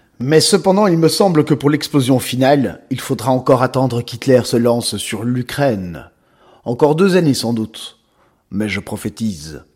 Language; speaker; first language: French; native; French